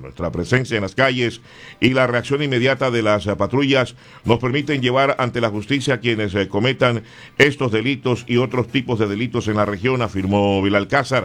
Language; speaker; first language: Spanish; native; Spanish